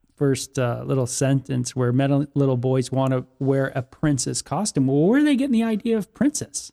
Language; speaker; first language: English; native; English